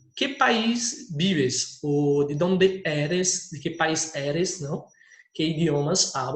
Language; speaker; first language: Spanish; non-native, fluent; Portuguese